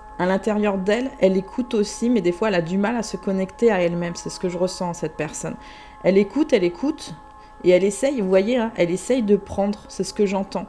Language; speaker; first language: French; native; French